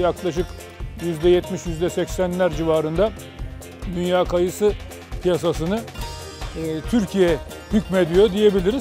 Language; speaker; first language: Turkish; native; Turkish